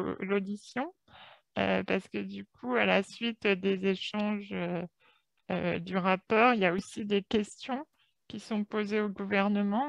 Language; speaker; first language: French; native; French